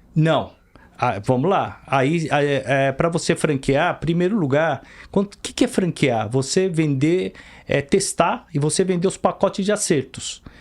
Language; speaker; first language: Portuguese; early bilingual, other home language; Korean